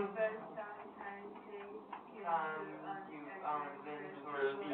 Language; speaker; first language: English; non-native, learner; Chinese